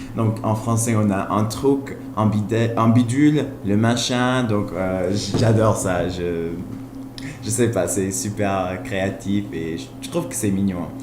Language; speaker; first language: French; non-native, fluent; Spanish